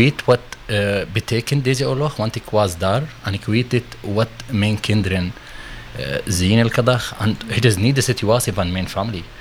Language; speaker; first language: Dutch; non-native, learner; Arabic